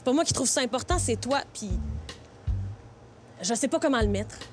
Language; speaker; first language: French; native; French